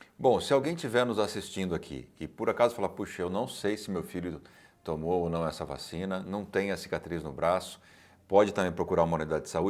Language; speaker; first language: Portuguese; native; Portuguese